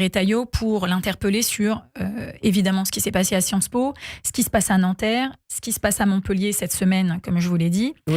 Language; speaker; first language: French; native; French